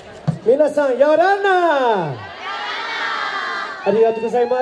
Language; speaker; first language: Japanese; non-native, learner; English